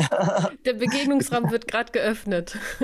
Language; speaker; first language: German; native; German